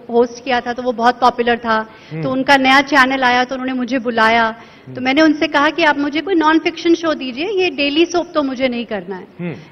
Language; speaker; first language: Hindi; native; Hindi